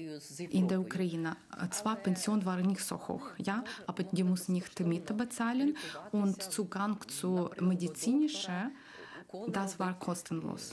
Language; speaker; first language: German; non-native, learner; Ukrainian